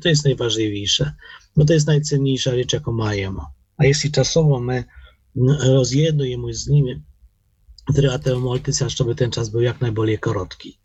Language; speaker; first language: Polish; non-native, learner; Ukrainian